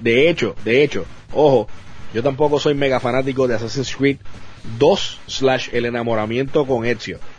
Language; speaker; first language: Spanish; native; Spanish